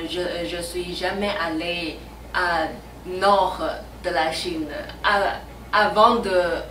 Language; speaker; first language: French; non-native, learner; Chinese